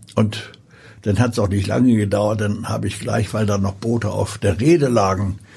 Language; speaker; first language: German; early bilingual, other home language; Polish